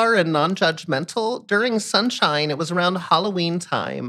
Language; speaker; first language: English; native; English